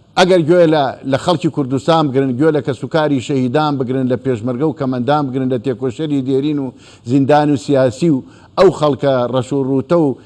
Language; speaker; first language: Central Kurdish; native; Central Kurdish